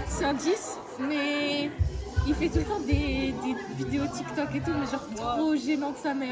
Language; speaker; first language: French; native; French